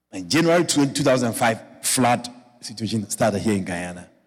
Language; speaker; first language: English; non-native, local second language; Akan